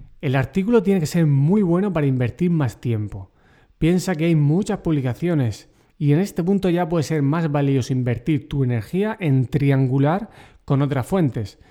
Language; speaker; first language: Spanish; native; Spanish